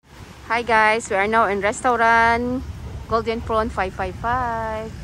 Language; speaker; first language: English; non-native, local second language; Filipino